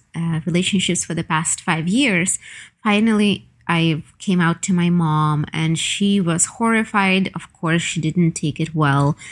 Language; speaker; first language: English; non-native, fluent; Ukrainian